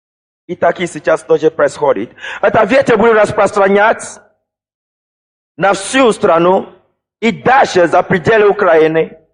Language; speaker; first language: Russian; non-native, fluent; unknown